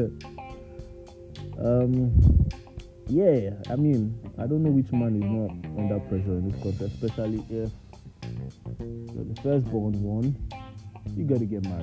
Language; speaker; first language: English; non-native, local second language; Yoruba